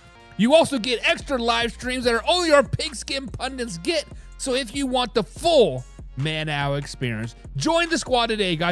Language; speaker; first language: English; native; English